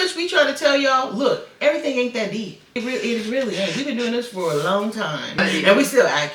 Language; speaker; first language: English; native; English